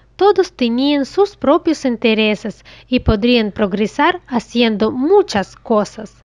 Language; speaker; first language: Spanish; non-native, learner; Russian